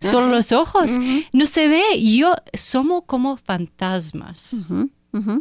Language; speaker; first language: Spanish; non-native, fluent; English